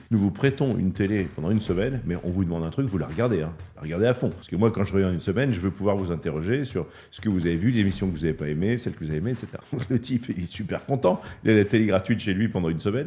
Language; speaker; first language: French; native; French